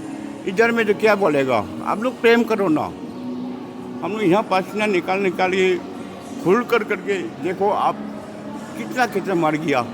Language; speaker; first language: Hindi; non-native, local second language; Manipuri